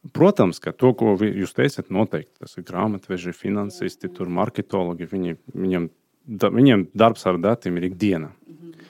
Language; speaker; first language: Latvian; non-native, fluent; Azerbaijani